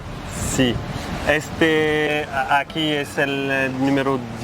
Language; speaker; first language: Spanish; non-native, learner; French